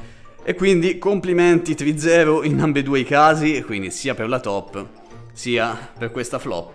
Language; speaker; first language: Italian; native; Italian